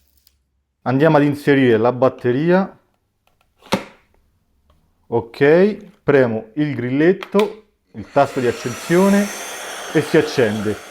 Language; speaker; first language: Italian; native; Italian